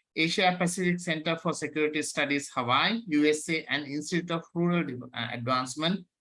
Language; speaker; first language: English; non-native, local second language; Sinhala